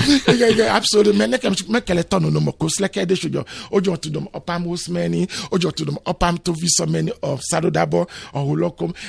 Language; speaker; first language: Hungarian; non-native, learner; Yoruba